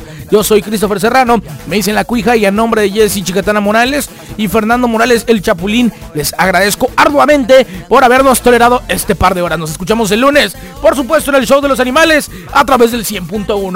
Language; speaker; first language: Spanish; native; Spanish